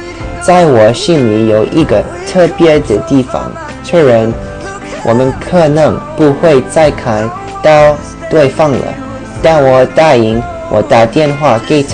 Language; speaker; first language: Chinese; non-native, learner; English